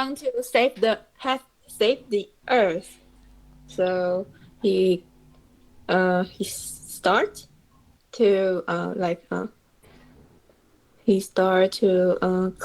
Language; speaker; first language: English; non-native, learner; Chinese